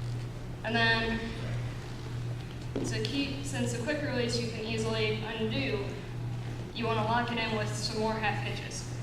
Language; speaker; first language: English; native; English